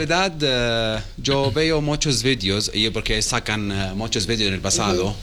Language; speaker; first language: Spanish; non-native, learner; Arabic